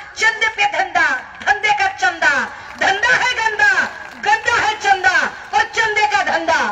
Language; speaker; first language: Hindi; non-native, local second language; Marathi